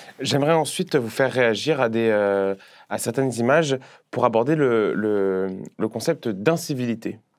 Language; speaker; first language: French; native; French